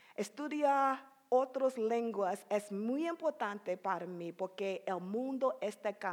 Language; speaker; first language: Spanish; non-native, learner; English